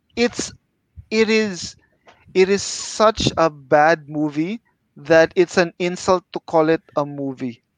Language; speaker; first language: English; non-native, local second language; Filipino